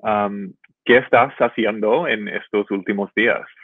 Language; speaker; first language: Spanish; non-native, fluent; English